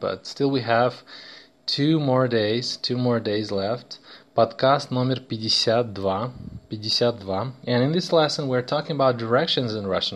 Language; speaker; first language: English; non-native, fluent; Russian